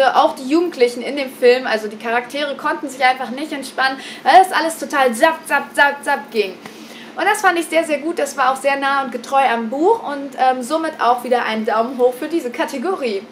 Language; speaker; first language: German; native; German